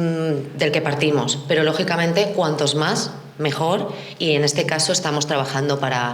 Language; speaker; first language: Spanish; native; Spanish